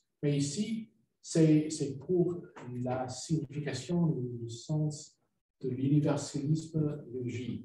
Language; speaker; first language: French; non-native, fluent; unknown